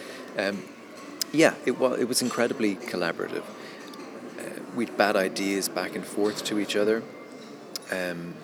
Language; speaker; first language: English; native; English